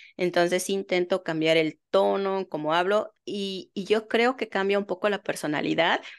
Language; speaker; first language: Spanish; native; Spanish